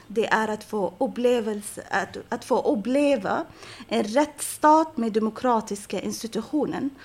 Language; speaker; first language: Swedish; non-native, fluent; Arabic